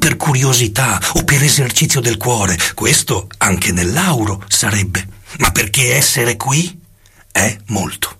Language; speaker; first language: Italian; native; Italian